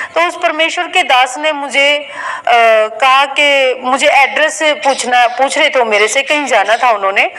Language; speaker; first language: Hindi; native; Hindi